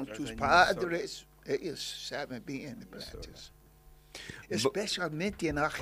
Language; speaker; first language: Spanish; non-native, learner; English